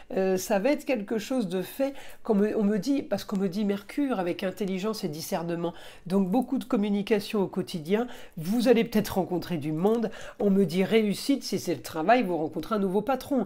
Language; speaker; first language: French; native; French